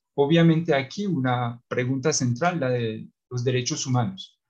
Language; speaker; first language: Spanish; non-native, fluent; French